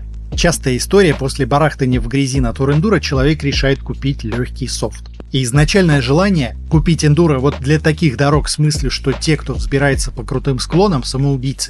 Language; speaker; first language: Russian; native; Russian